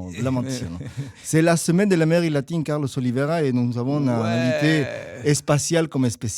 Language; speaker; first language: French; non-native, fluent; Spanish